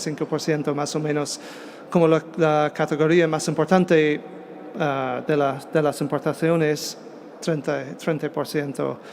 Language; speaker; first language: Spanish; non-native, fluent; English